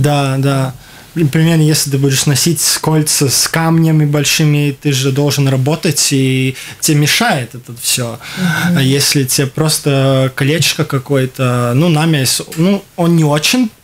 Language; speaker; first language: Russian; non-native, local second language; Latvian